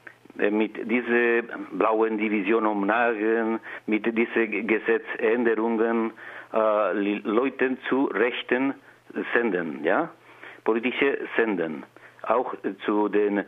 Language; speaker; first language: German; non-native, learner; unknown